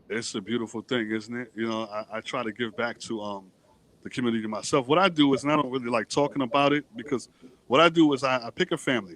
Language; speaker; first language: English; native; English